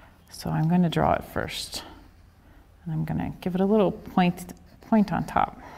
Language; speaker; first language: English; native; English